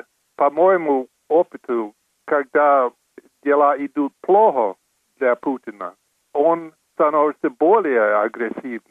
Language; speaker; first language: Russian; non-native, fluent; English